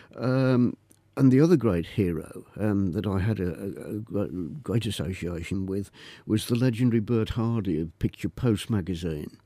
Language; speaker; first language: English; native; English